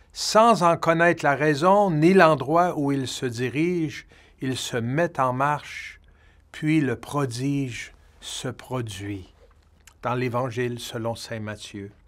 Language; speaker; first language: French; native; French